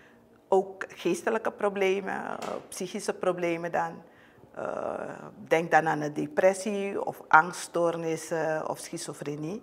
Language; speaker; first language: Dutch; native; Dutch